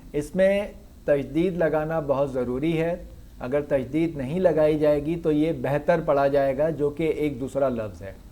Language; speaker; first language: Urdu; native; Urdu